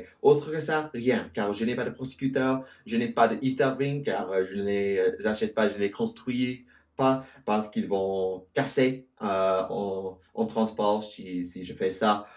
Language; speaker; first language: French; non-native, learner; English